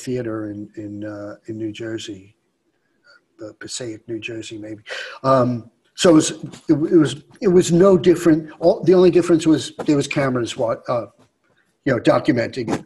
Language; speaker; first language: English; native; English